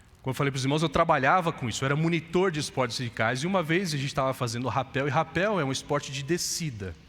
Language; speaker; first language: Portuguese; native; Portuguese